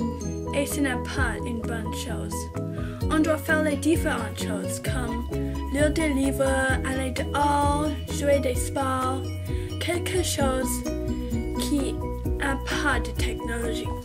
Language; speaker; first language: French; non-native, local second language; English